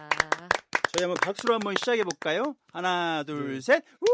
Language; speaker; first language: Korean; native; Korean